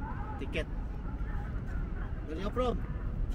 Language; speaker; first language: English; non-native, learner; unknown